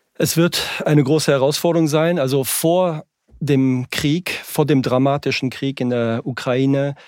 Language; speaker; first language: German; non-native, fluent; French